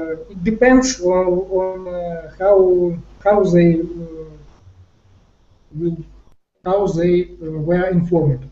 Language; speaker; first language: English; non-native, fluent; Ukrainian